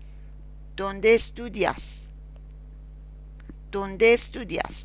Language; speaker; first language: Spanish; non-native, fluent; Persian